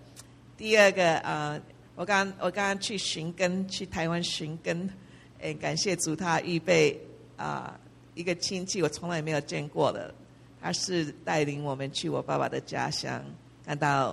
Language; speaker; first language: Chinese; early bilingual, heritage; English